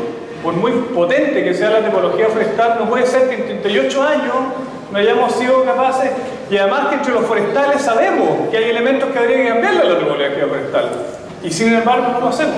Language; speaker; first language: Spanish; native; Spanish